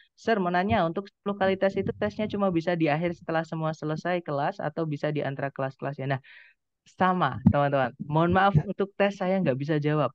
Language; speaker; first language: Indonesian; non-native, local second language; Javanese